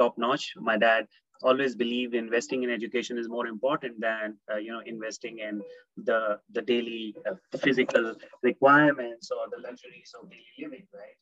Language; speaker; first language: English; non-native, local second language; Hindi